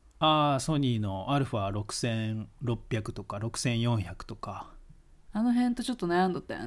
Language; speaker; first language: Japanese; native; Japanese